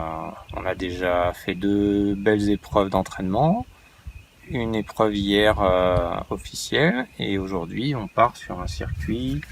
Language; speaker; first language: French; native; French